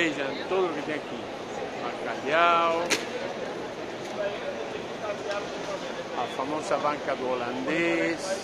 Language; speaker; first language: Portuguese; non-native, fluent; Spanish